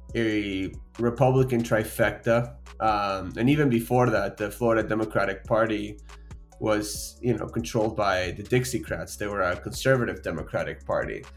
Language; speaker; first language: English; native; English